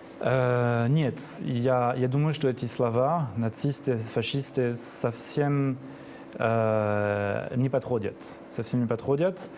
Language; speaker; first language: Russian; non-native, fluent; French